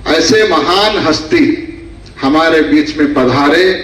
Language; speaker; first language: Hindi; non-native, local second language; Kannada